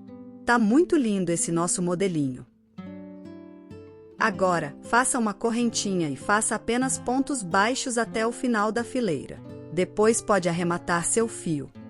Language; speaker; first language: Portuguese; native; Portuguese